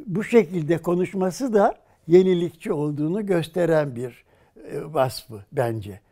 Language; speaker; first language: Turkish; native; Turkish